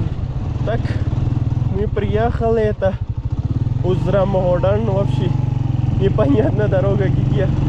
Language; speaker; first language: Russian; non-native, learner; Pashto